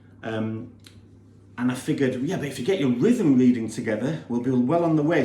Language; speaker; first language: English; native; English